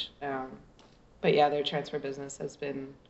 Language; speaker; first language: English; native; English